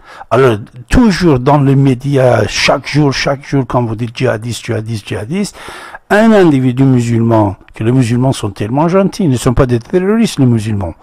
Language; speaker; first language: French; non-native, fluent; Persian